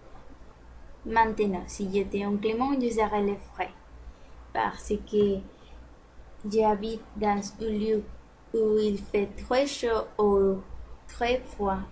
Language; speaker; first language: French; non-native, learner; Spanish